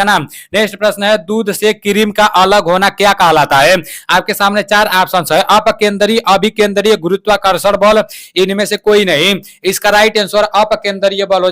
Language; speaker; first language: Hindi; native; Hindi